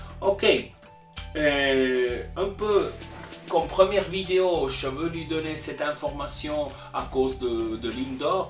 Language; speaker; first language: French; non-native, local second language; German